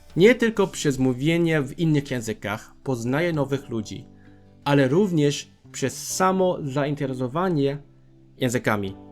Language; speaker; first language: Polish; non-native, fluent; Cantonese